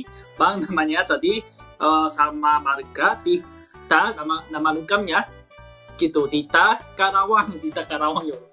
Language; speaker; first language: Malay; non-native, fluent; Korean